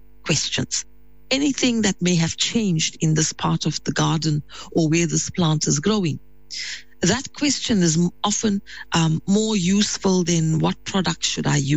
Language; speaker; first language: English; native; English